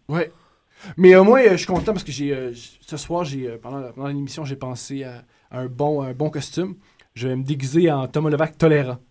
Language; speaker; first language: French; native; French